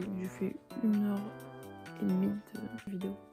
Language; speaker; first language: French; native; French